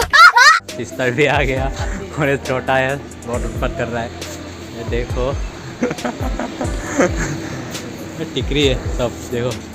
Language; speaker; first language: Hindi; non-native, local second language; Assamese